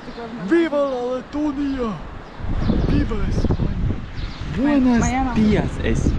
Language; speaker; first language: Spanish; non-native, learner; Latvian